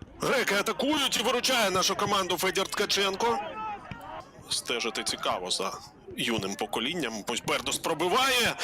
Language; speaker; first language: Ukrainian; native; Ukrainian